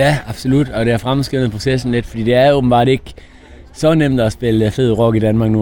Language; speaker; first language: Danish; native; Danish